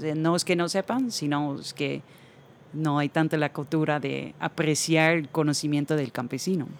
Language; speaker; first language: Spanish; non-native, fluent; Dutch